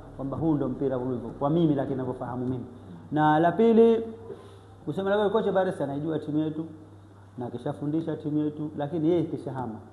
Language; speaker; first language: Swahili; native; Swahili